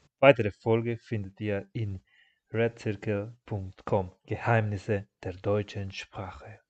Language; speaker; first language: German; non-native, fluent; Spanish